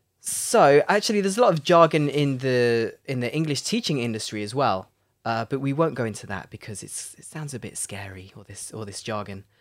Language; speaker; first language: English; native; English